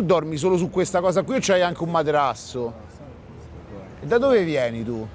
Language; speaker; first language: Italian; native; Italian